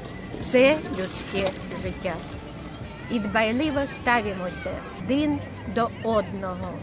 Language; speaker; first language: Ukrainian; non-native, local second language; Russian